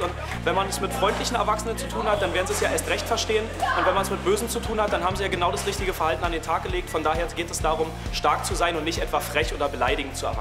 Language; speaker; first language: German; native; German